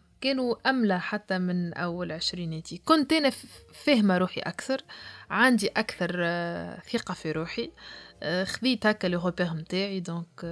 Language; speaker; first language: Arabic; native; Arabic